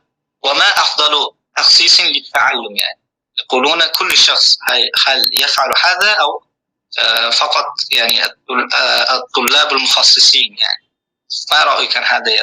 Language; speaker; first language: Arabic; non-native, fluent; Uzbek